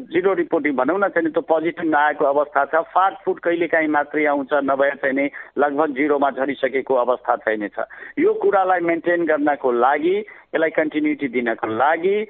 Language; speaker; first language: Nepali; non-native, local second language; Maithili